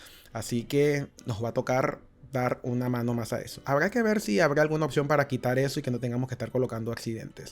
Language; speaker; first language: Spanish; native; Spanish